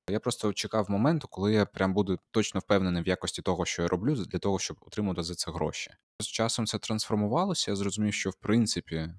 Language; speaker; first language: Ukrainian; non-native, local second language; Russian